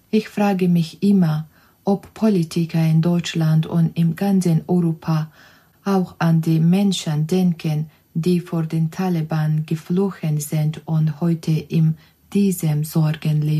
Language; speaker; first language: German; non-native, learner; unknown